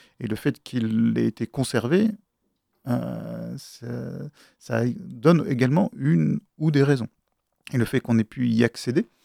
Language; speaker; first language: French; native; French